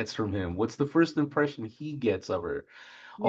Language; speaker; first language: English; native; English